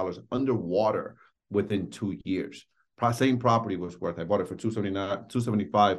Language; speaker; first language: English; native; English